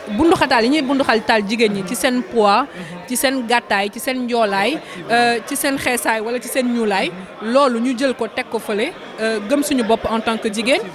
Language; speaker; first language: Wolof; non-native, local second language; Fula